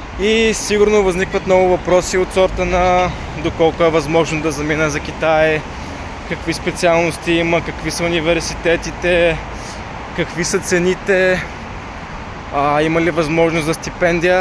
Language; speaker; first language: Bulgarian; native; Bulgarian